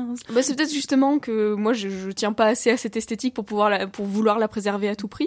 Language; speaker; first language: French; native; French